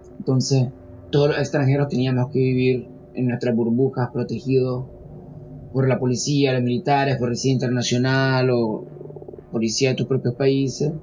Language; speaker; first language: Spanish; native; Spanish